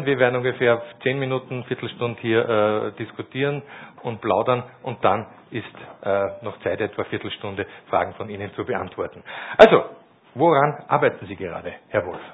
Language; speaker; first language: German; native; German